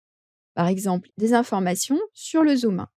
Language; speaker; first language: French; native; French